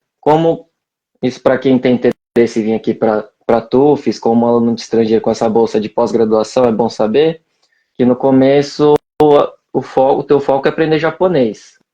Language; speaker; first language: Portuguese; native; Portuguese